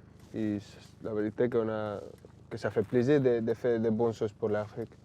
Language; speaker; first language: French; non-native, learner; Spanish